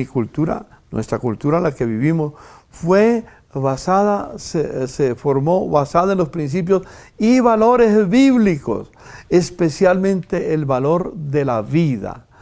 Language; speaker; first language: Spanish; native; Spanish